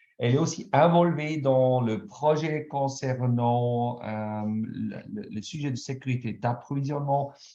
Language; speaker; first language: French; non-native, local second language; German